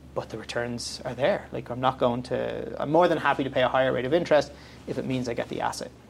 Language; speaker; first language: English; native; English